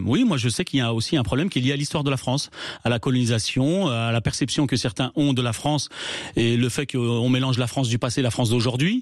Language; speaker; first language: French; native; French